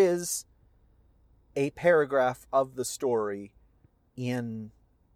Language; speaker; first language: English; early bilingual, other home language; Spanish